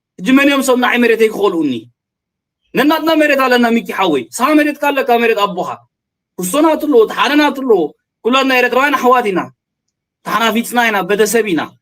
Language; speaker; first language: Tigrinya; early bilingual, heritage; Tigrinya